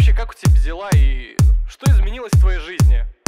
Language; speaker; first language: Russian; native; Russian